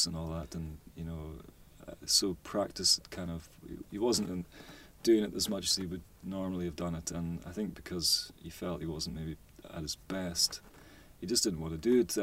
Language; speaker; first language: English; native; English